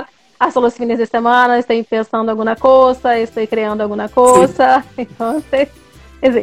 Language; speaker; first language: Spanish; non-native, fluent; Portuguese